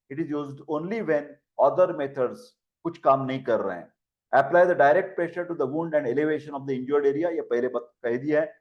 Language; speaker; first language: Hindi; non-native, local second language; Marathi